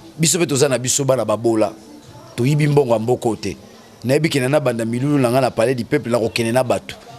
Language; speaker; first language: Lingala; non-native, local second language; Kongo